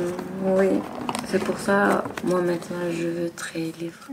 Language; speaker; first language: French; non-native, learner; Turkish